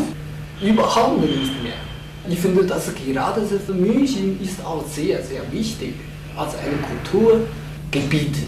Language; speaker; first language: German; non-native, learner; Chinese